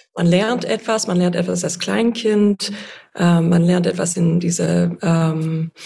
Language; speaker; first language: German; non-native, fluent; English